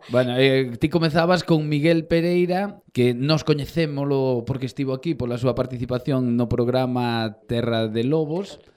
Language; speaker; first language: Galician; native; Galician